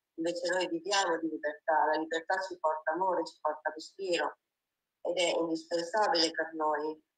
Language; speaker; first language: Italian; native; Italian